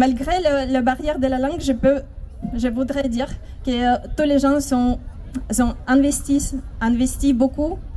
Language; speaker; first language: French; non-native, fluent; Ukrainian